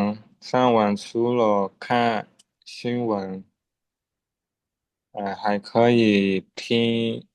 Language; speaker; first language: Chinese; non-native, learner; Burmese